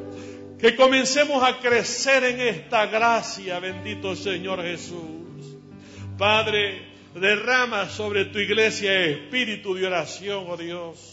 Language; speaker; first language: Spanish; native; Spanish